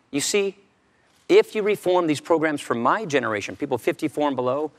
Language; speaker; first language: English; native; English